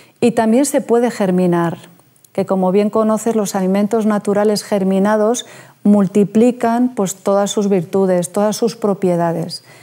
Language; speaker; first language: Spanish; native; Spanish